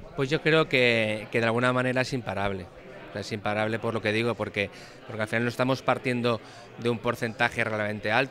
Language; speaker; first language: Spanish; native; Spanish